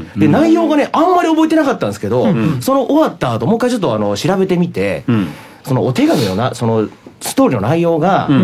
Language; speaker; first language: Japanese; native; Japanese